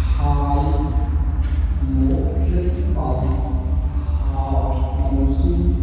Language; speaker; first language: Vietnamese; non-native, learner; Hindi